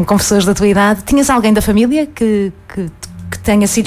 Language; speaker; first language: Portuguese; native; Portuguese